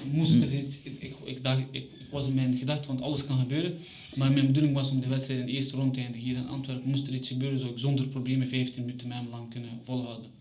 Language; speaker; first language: Dutch; non-native, fluent; Chechen